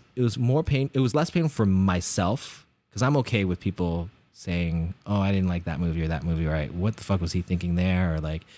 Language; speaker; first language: English; native; English